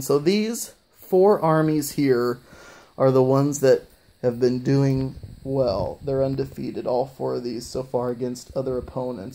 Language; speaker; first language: English; native; English